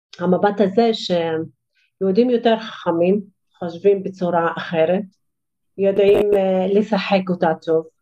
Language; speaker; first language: Hebrew; non-native, local second language; Arabic